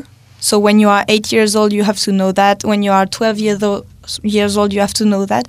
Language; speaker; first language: English; non-native, fluent; French